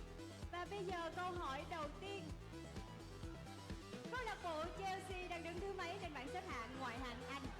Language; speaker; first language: Vietnamese; native; Vietnamese